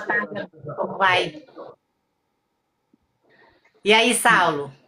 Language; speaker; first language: Portuguese; native; Portuguese